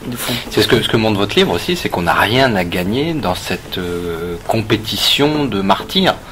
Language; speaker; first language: French; native; French